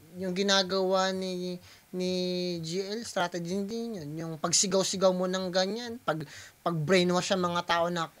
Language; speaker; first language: Filipino; non-native, local second language; Waray